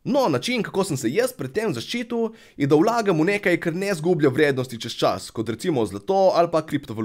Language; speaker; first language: Slovenian; native; Slovenian